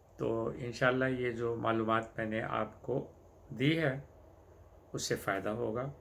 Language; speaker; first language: Hindi; native; Hindi